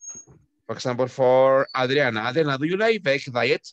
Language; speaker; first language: English; non-native, fluent; Spanish